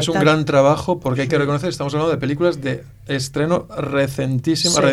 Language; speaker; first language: Spanish; native; Spanish